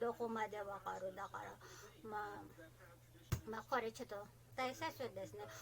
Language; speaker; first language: Japanese; non-native, learner; Filipino